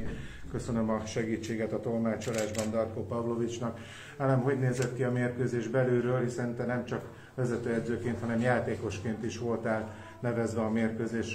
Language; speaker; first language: Hungarian; native; Hungarian